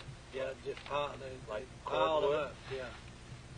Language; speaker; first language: English; native; English